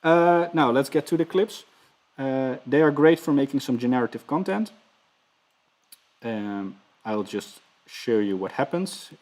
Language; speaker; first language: English; non-native, fluent; Dutch